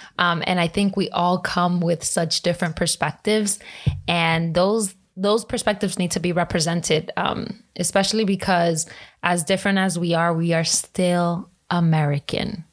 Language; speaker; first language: English; native; English